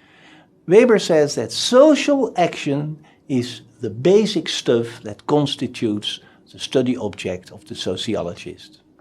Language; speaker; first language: English; non-native, fluent; Dutch